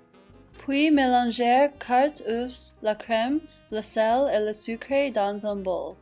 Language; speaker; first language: French; non-native, learner; English